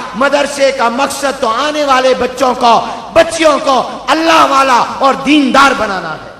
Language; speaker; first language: Urdu; non-native, local second language; Punjabi